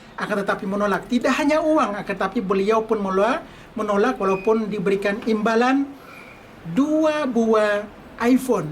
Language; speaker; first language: Indonesian; native; Indonesian